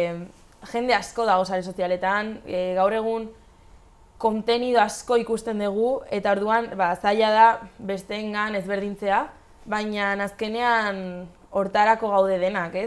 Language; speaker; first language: Basque; non-native, local second language; Spanish